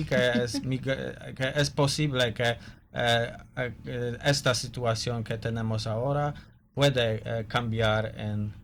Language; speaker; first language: Spanish; non-native, learner; Polish